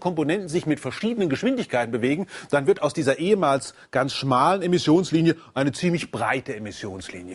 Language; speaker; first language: German; native; German